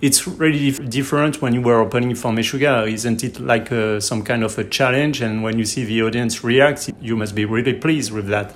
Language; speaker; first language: English; non-native, fluent; French